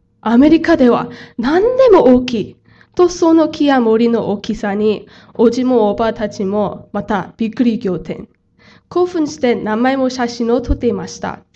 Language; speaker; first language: Japanese; non-native, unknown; Korean